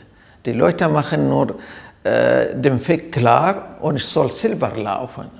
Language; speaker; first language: German; non-native, fluent; Arabic